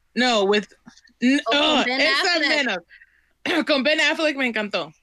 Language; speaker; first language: Spanish; early bilingual, heritage; Spanish